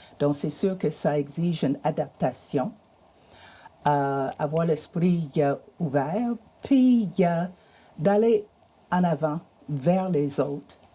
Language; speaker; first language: French; non-native, fluent; English